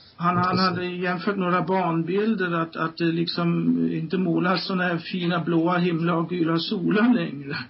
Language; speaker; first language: Swedish; non-native, fluent; German